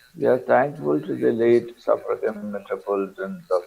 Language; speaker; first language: English; non-native, local second language; Malayalam